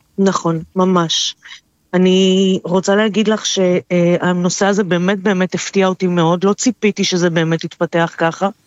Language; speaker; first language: Hebrew; non-native, fluent; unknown